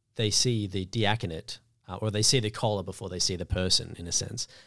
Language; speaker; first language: English; native; English